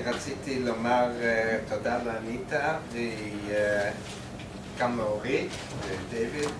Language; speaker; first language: Hebrew; non-native, fluent; English